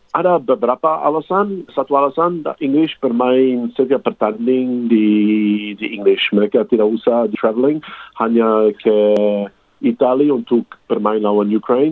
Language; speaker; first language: Indonesian; non-native, fluent; English